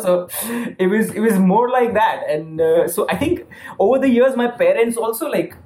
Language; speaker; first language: English; non-native, local second language; Gujarati